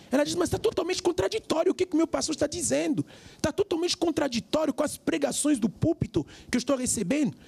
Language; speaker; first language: Portuguese; non-native, fluent; French